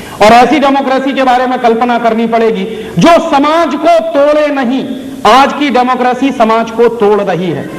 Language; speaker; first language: Hindi; native; Hindi